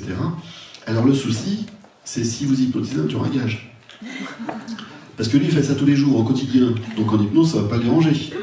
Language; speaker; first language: French; native; French